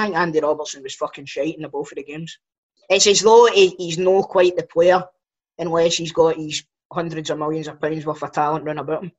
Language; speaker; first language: English; native; English